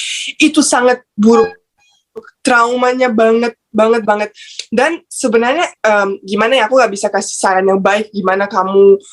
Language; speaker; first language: Indonesian; non-native, fluent; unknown